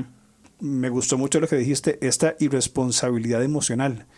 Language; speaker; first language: Spanish; native; Spanish